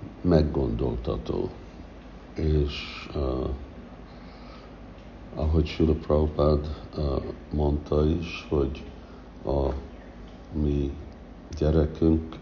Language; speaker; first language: Hungarian; early bilingual, heritage; Hungarian